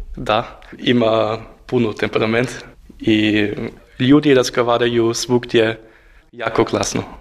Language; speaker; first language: Croatian; non-native, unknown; German